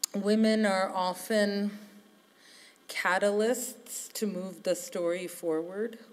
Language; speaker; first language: English; native; English